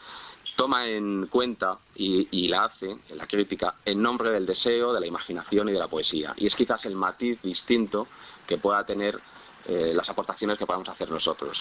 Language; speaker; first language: Spanish; native; Spanish